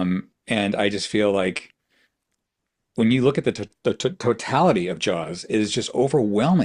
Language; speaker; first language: English; native; English